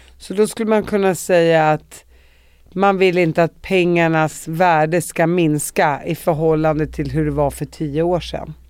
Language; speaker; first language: Swedish; native; Swedish